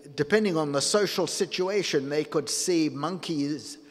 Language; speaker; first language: English; native; English